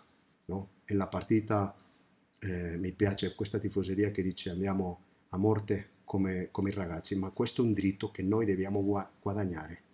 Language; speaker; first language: Italian; non-native, fluent; Spanish